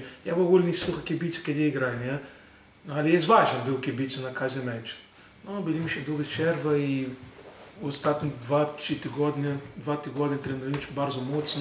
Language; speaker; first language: Polish; non-native, learner; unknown